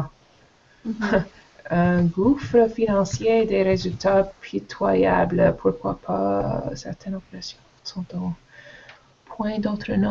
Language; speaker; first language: French; non-native, learner; English